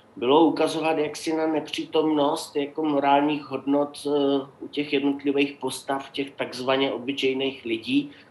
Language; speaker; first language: Czech; native; Czech